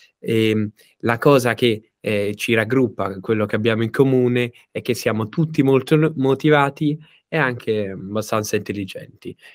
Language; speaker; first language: Italian; native; Italian